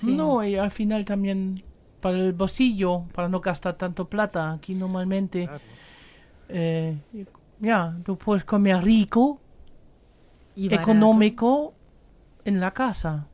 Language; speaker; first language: Spanish; non-native, fluent; German